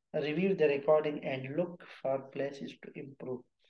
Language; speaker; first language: English; non-native, local second language; Urdu